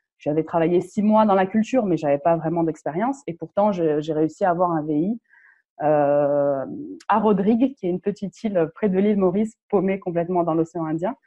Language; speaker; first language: French; non-native, local second language; Arabic